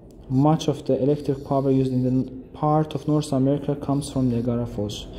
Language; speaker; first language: English; non-native, fluent; Azerbaijani